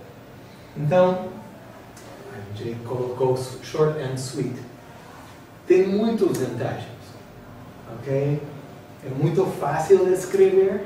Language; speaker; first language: Portuguese; non-native, fluent; English